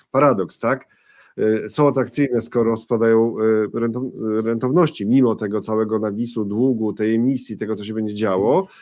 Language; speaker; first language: Polish; native; Polish